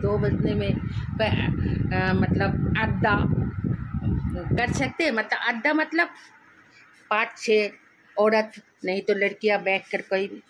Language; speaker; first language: Hindi; non-native, local second language; Assamese